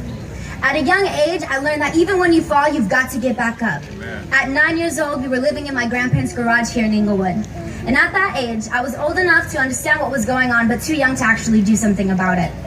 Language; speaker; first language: English; native; English